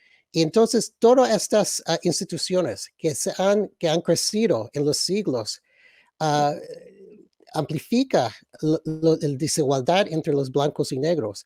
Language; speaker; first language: Spanish; early bilingual, other home language; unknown